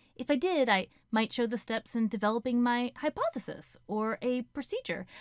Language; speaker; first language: English; native; English